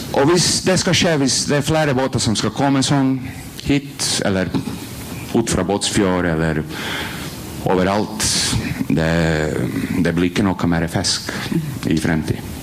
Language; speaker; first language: Norwegian; non-native, learner; Croatian